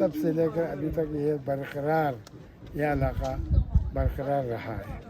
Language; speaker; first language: Hindi; non-native, local second language; Balti